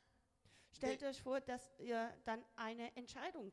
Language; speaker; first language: German; non-native, fluent; Spanish